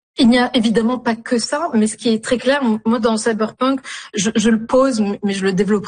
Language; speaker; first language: French; non-native, local second language; Arabic